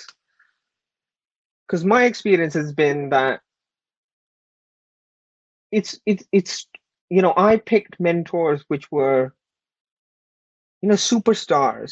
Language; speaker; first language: English; non-native, local second language; Urdu